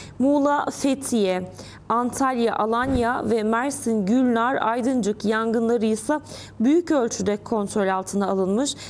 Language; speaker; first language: Turkish; early bilingual, heritage; Turkish